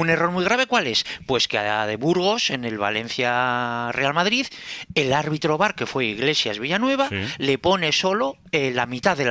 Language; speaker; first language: Spanish; native; Spanish